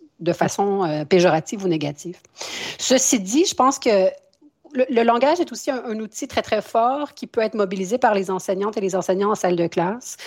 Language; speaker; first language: French; native; French